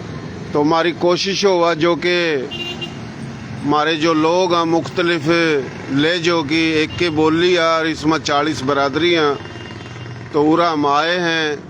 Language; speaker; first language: Hindi; non-native, local second language; Marwari